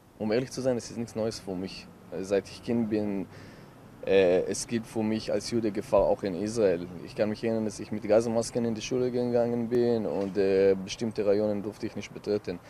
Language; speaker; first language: German; non-native, fluent; Hebrew